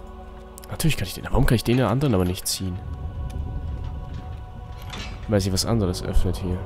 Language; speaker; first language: German; native; German